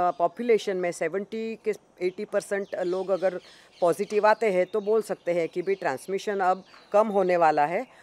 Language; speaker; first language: Hindi; non-native, local second language; Gujarati